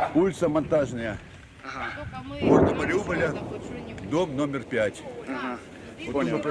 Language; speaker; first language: Russian; native; Russian